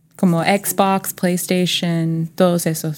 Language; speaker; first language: Spanish; early bilingual, heritage; Spanish